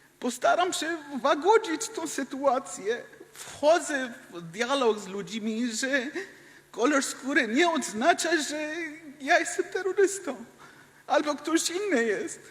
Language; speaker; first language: Polish; non-native, fluent; Hindi